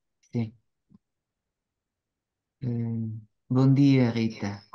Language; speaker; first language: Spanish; non-native, learner; Portuguese